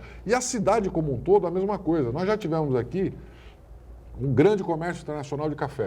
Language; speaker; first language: Portuguese; native; Portuguese